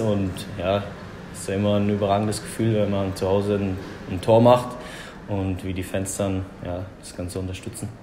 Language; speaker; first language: German; native; German